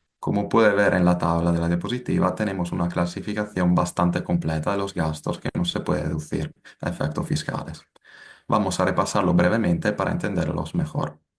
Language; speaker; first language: Spanish; non-native, fluent; Italian